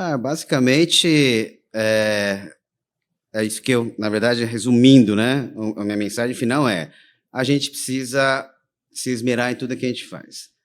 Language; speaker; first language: Portuguese; early bilingual, other home language; Korean